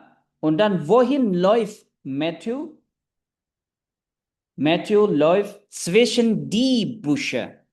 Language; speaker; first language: German; non-native, fluent; Indonesian